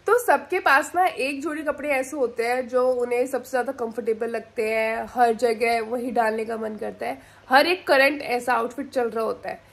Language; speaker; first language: Hindi; native; Hindi